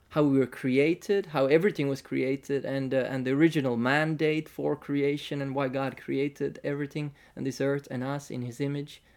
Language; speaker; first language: English; non-native, fluent; Finnish